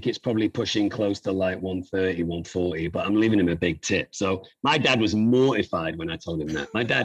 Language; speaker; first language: English; native; English